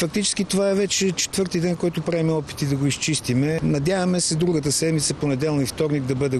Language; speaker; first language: Bulgarian; native; Bulgarian